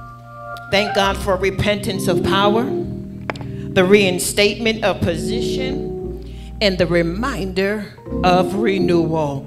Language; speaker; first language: English; native; English